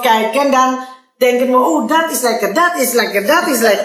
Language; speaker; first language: Dutch; non-native, learner; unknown